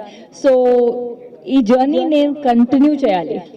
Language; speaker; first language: Telugu; non-native, local second language; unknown